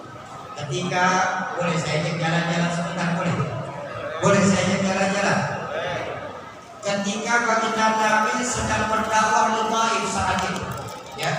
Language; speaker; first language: Indonesian; native; Indonesian